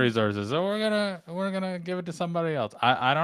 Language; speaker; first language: English; native; English